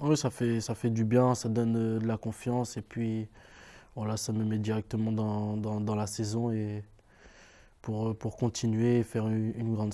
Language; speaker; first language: French; native; French